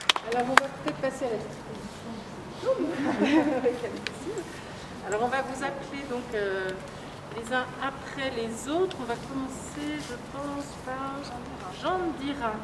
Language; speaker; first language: French; native; French